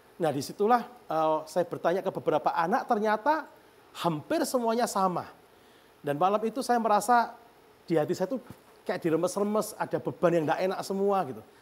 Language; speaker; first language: Indonesian; native; Indonesian